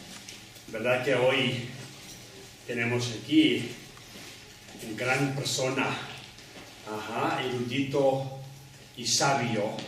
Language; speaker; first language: Spanish; non-native, learner; Tibetan